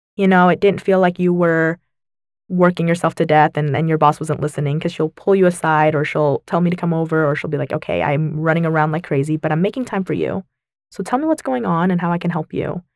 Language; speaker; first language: English; early bilingual, other home language; Vietnamese